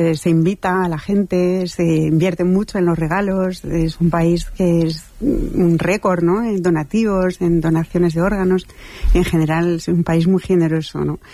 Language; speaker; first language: Spanish; non-native, fluent; French